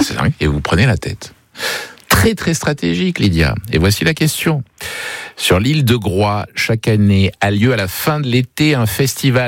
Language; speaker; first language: French; native; French